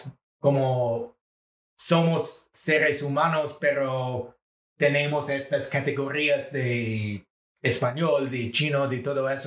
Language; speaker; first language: Spanish; non-native, fluent; English